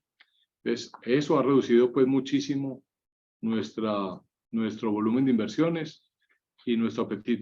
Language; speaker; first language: Spanish; native; Spanish